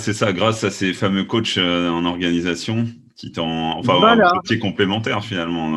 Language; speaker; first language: French; native; French